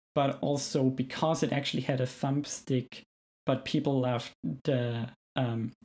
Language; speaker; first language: English; non-native, fluent; German